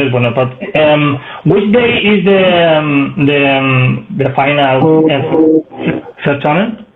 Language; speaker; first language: English; non-native, learner; Spanish